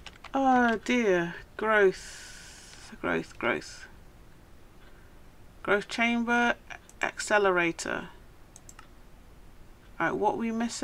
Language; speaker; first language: English; native; English